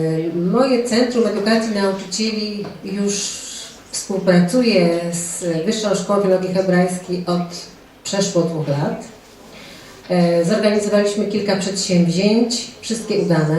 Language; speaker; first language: Polish; native; Polish